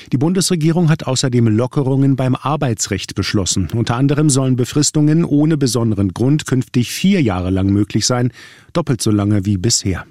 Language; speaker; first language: German; native; German